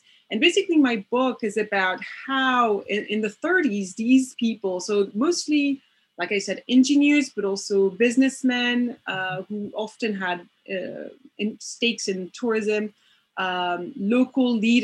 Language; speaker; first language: English; non-native, fluent; French